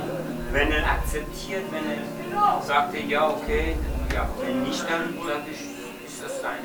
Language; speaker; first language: German; non-native, learner; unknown